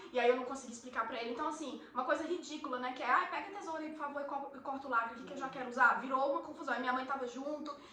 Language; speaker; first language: Portuguese; native; Portuguese